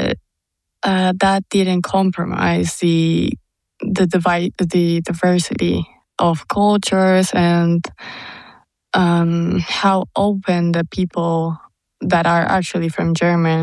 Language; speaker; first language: English; non-native, fluent; Spanish